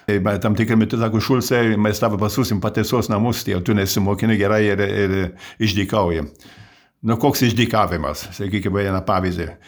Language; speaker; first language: Lithuanian; early bilingual, heritage; Lithuanian